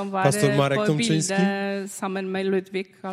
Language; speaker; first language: Norwegian; non-native, fluent; Polish